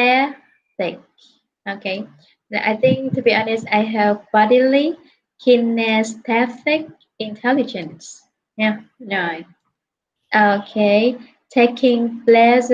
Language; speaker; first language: English; non-native, fluent; Vietnamese